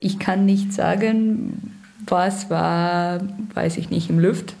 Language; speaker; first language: German; non-native, learner; Russian